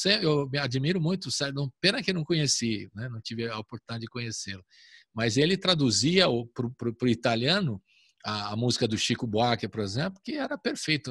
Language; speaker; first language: Portuguese; native; Portuguese